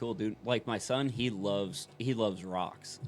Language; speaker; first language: English; native; English